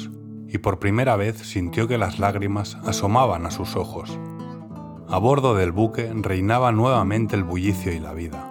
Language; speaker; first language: Spanish; native; Spanish